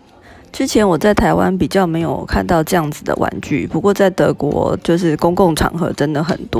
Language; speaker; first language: Chinese; native; Chinese